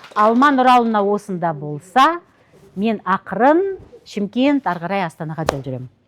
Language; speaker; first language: Kazakh; non-native, local second language; Russian